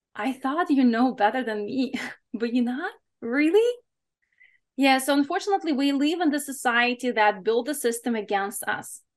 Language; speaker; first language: English; non-native, fluent; Ukrainian